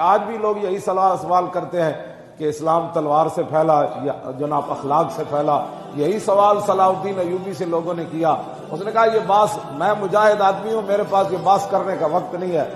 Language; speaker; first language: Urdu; non-native, local second language; Punjabi